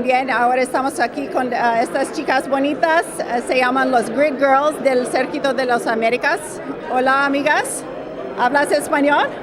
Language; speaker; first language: Spanish; non-native, learner; English